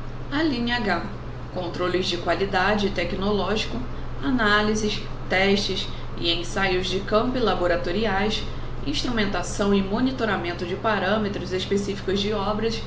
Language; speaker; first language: Portuguese; native; Portuguese